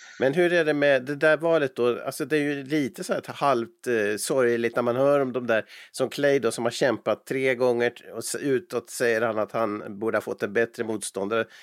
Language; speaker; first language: Swedish; native; Swedish